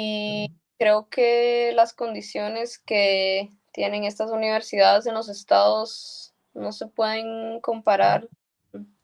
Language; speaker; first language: Spanish; early bilingual, heritage; Spanish